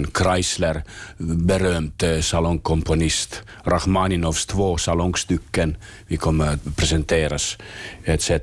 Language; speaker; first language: Swedish; non-native, learner; Finnish